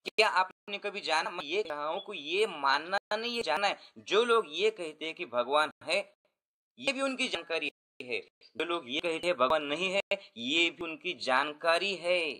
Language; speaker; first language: Hindi; non-native, local second language; Marathi